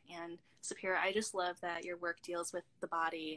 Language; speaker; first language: English; native; English